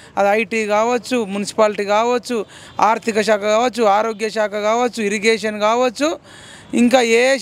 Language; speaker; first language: Telugu; native; Telugu